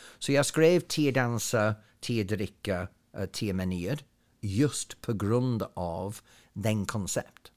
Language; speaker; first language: Swedish; non-native, fluent; English